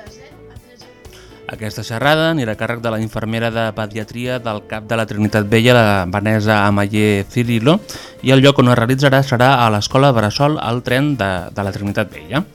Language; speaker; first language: Catalan; native; Catalan